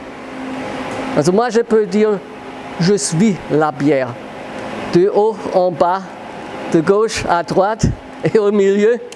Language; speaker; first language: French; non-native, fluent; German